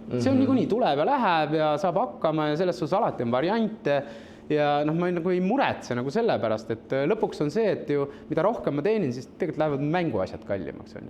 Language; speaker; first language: Estonian; native; Estonian